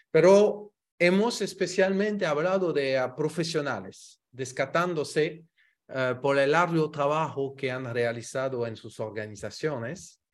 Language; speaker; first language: Spanish; non-native, fluent; French